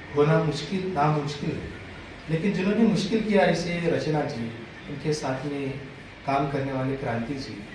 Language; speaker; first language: Hindi; non-native, local second language; Marathi